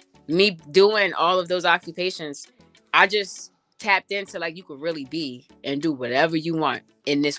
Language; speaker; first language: English; early bilingual, other home language; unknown